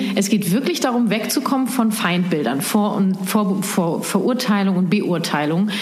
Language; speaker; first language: German; native; German